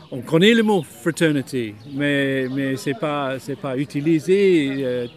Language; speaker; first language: French; non-native, fluent; English